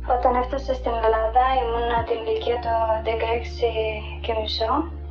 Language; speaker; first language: Greek; non-native, fluent; Romanian